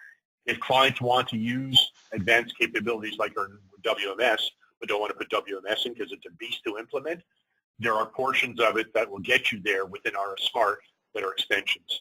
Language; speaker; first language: English; native; English